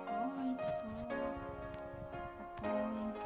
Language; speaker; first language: Russian; non-native, fluent; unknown